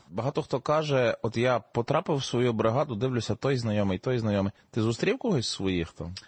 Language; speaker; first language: Ukrainian; native; Ukrainian